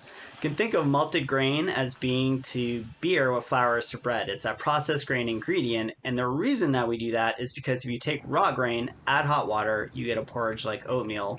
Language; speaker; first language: English; native; English